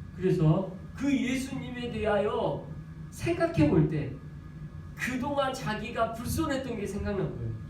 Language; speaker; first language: Korean; native; Korean